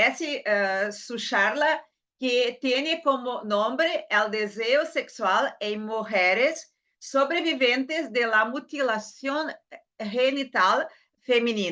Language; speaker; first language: Spanish; non-native, learner; Portuguese